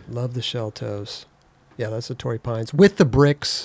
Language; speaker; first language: English; native; English